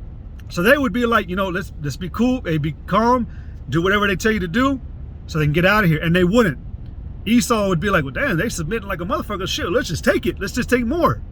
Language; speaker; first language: English; native; English